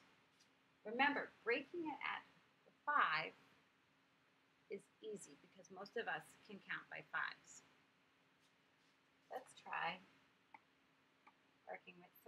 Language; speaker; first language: English; native; English